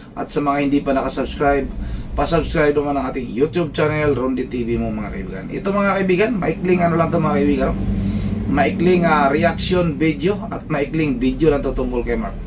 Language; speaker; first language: Filipino; native; Filipino